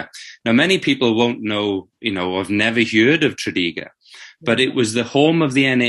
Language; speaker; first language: English; native; English